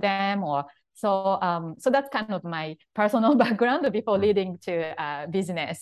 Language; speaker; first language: English; non-native, fluent; Japanese